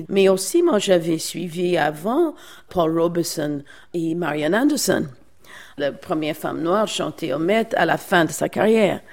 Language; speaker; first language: French; non-native, fluent; English